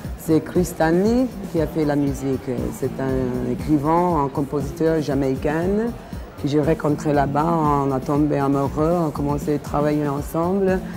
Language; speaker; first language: French; non-native, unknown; English